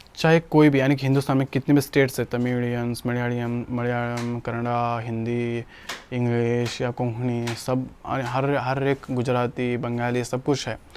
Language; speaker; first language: Hindi; non-native, local second language; Kannada